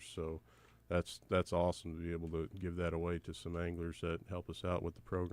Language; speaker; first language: English; native; English